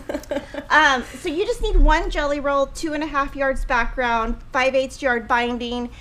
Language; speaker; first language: English; native; English